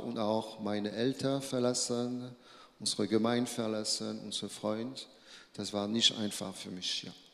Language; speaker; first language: German; non-native, learner; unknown